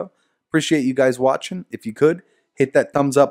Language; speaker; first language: English; native; English